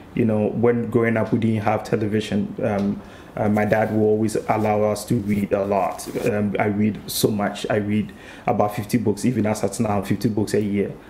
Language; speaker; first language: English; non-native, local second language; Akan